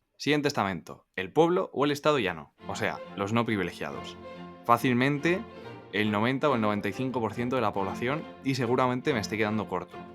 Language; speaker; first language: Spanish; native; Spanish